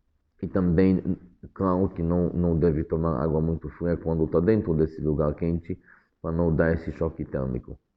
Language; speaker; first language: Portuguese; non-native, fluent; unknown